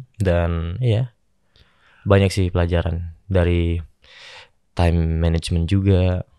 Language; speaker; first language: Indonesian; native; Indonesian